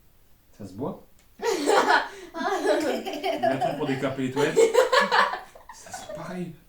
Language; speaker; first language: French; native; French